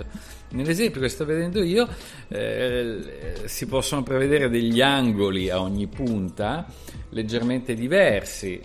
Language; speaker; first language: Italian; native; Italian